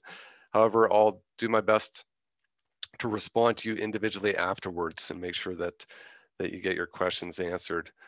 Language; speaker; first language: English; native; English